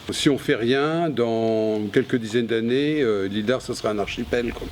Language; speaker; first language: French; native; French